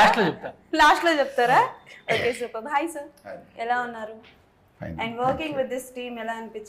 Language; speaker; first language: Telugu; native; Telugu